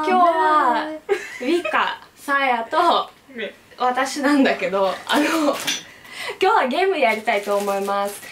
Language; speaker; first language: Japanese; non-native, fluent; Russian